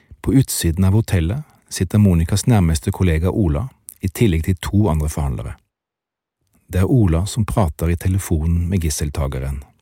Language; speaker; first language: Norwegian; native; Norwegian